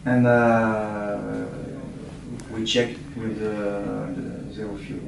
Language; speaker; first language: English; non-native, learner; French